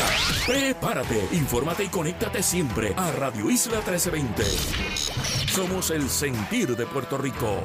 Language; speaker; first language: Spanish; native; Spanish